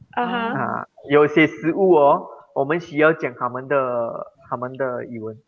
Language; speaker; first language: Chinese; non-native, local second language; Tamil